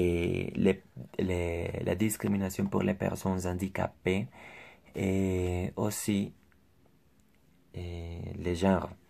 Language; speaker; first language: French; non-native, learner; Spanish